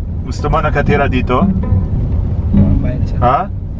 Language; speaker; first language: Filipino; non-native, learner; Arabic